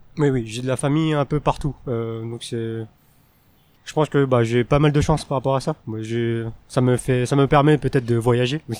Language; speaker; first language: French; early bilingual, other home language; Min Nan Chinese